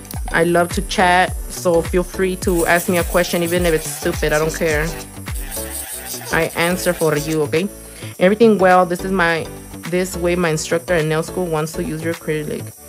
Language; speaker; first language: English; early bilingual, other home language; Spanish